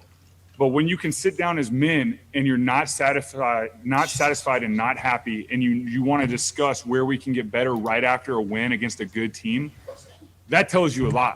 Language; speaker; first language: English; native; English